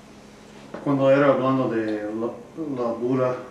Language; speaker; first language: Spanish; non-native, learner; English